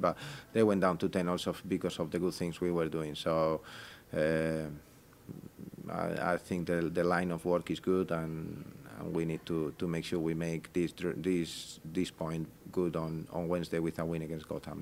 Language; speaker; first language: English; non-native, fluent; Spanish